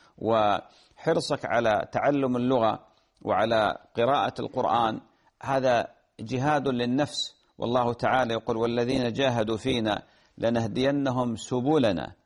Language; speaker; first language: Arabic; native; Arabic